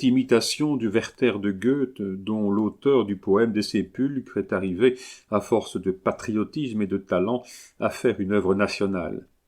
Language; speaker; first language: French; native; French